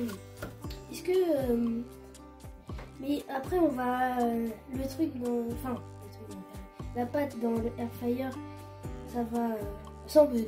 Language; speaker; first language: French; native; French